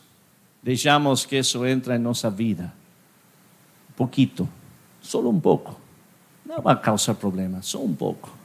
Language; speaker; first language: Portuguese; non-native, fluent; English